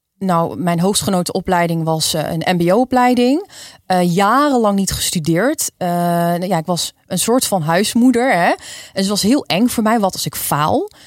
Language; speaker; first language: Dutch; native; Dutch